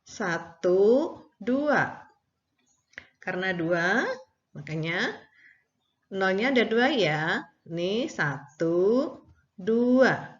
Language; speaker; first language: Indonesian; native; Indonesian